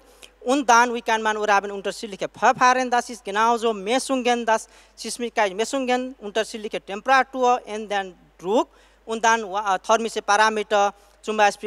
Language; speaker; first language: German; non-native, learner; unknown